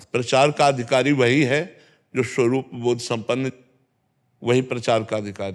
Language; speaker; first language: Hindi; native; Hindi